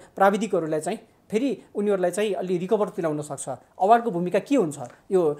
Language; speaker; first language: Nepali; native; Nepali